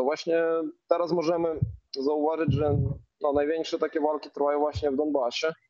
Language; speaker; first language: Polish; non-native, fluent; Ukrainian